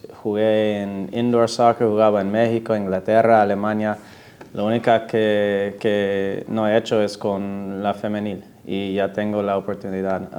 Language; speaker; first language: Spanish; non-native, fluent; English